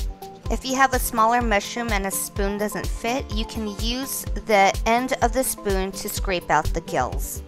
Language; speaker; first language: English; native; English